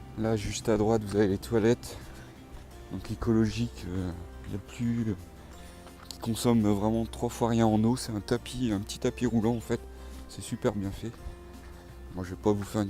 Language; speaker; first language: French; native; French